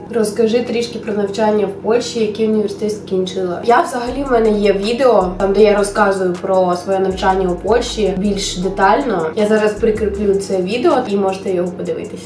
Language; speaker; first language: Ukrainian; non-native, local second language; Russian